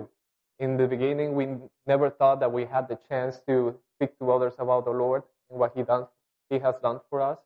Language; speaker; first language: English; non-native, fluent; Spanish